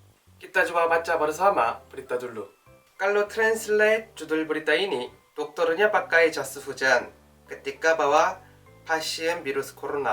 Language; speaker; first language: Indonesian; non-native, learner; Korean